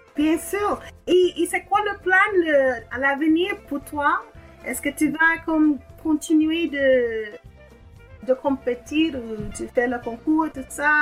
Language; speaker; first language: French; non-native, learner; English